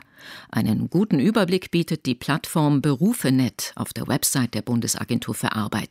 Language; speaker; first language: German; native; German